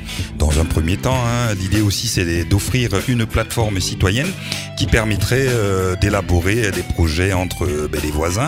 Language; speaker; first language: French; native; French